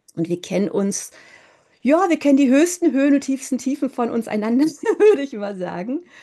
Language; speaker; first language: German; native; German